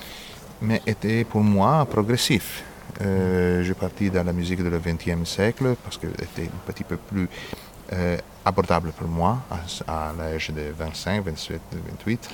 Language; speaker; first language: French; non-native, fluent; Italian